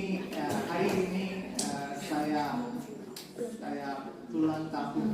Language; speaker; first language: Indonesian; non-native, learner; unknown